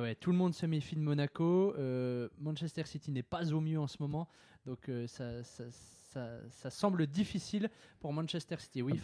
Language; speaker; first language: French; native; French